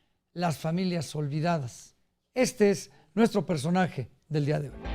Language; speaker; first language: Spanish; native; Spanish